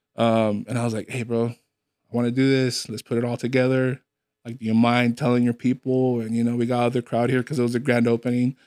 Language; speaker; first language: English; native; English